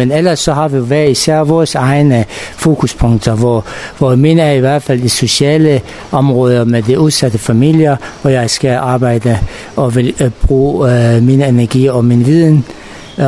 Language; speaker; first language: Danish; non-native, fluent; Persian